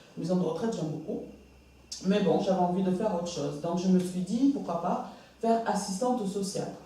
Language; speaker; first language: French; early bilingual, other home language; Arabic